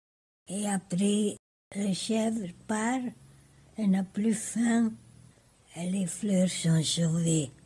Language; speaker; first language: French; non-native, fluent; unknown